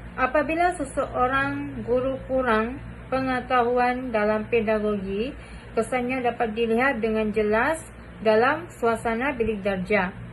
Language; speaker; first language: Malay; native; Malay